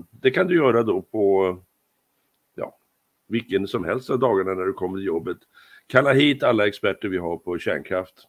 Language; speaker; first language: Swedish; native; Swedish